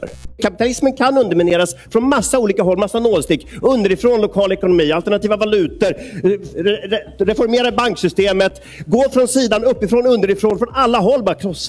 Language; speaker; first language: Swedish; native; Swedish